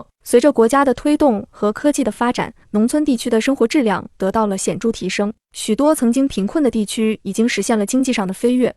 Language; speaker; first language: Chinese; native; Chinese